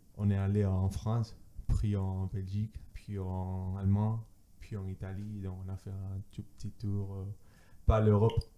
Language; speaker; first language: French; non-native, fluent; Spanish